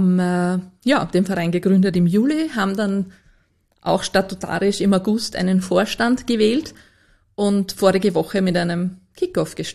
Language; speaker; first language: German; native; German